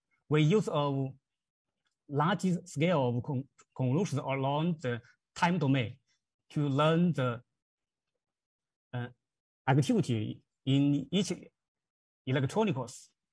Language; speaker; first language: English; non-native, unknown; Chinese